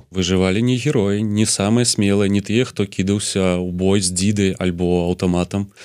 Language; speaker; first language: Belarusian; native; Belarusian